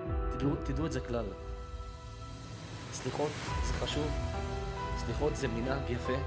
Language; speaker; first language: Hebrew; native; Hebrew